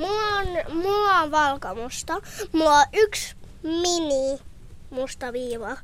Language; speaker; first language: Finnish; early bilingual, heritage; Finnish